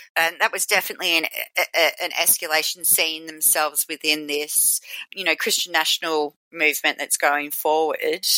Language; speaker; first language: English; native; English